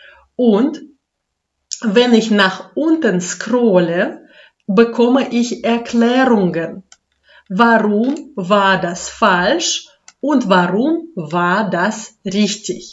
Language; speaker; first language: German; non-native, fluent; Russian